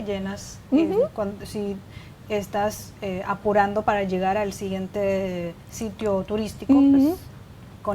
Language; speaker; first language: Spanish; non-native, fluent; Chinese